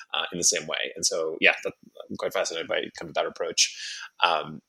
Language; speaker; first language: English; native; English